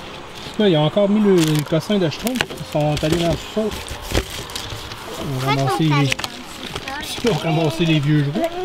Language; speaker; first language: French; native; French